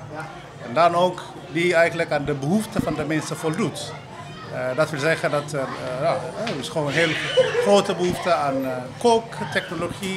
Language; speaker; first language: Dutch; non-native, fluent; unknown